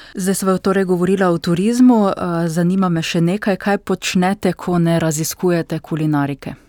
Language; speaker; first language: Slovenian; native; Slovenian